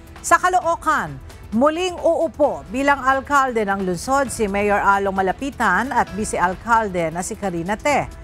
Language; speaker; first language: Filipino; native; Filipino